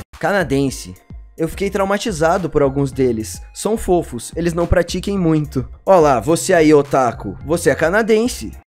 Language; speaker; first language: Portuguese; native; Portuguese